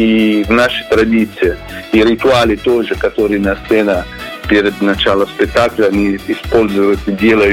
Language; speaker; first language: Russian; non-native, learner; Italian